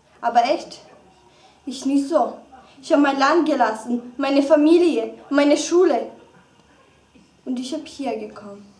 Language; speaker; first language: German; non-native, learner; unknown